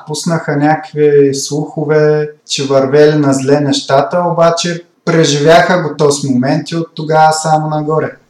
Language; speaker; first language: Bulgarian; native; Bulgarian